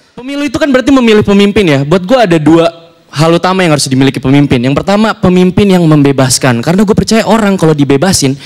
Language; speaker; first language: Indonesian; native; Indonesian